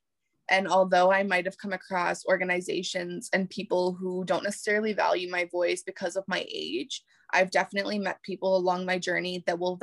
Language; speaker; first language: English; native; English